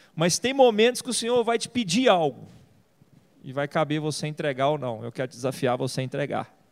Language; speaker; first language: Portuguese; native; Portuguese